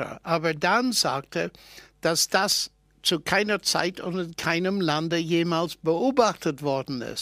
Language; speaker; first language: German; non-native, fluent; English